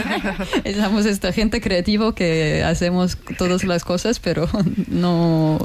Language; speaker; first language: Spanish; non-native, learner; Russian